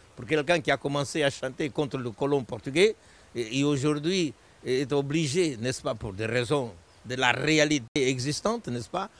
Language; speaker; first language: French; non-native, fluent; Portuguese